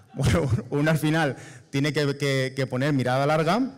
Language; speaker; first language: Spanish; native; Spanish